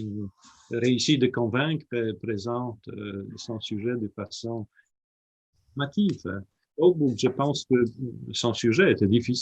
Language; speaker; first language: French; non-native, fluent; Polish